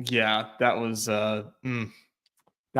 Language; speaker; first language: English; native; English